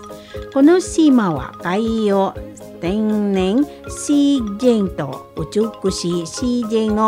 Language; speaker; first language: Japanese; non-native, fluent; Indonesian